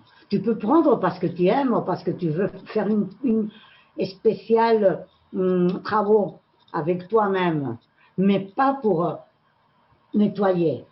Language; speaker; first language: French; non-native, learner; Spanish